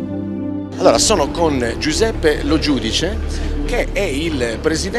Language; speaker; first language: Italian; native; Italian